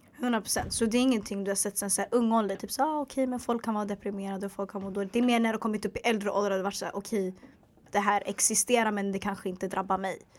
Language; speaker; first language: Swedish; early bilingual, other home language; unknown